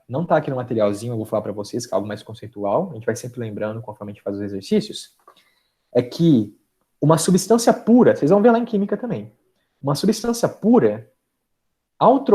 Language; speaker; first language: Portuguese; native; Portuguese